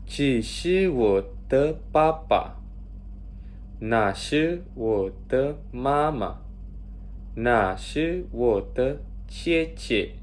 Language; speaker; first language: Chinese; non-native, learner; Indonesian